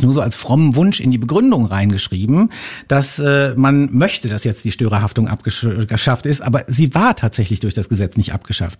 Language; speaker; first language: German; native; German